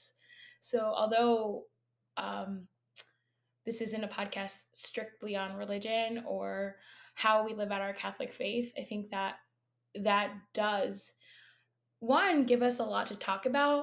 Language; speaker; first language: English; native; English